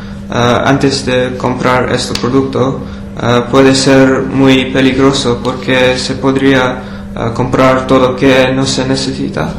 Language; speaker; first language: Spanish; non-native, learner; English